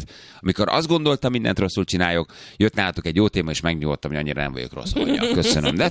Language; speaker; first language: Hungarian; native; Hungarian